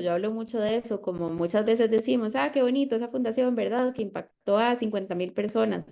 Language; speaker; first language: Spanish; native; Spanish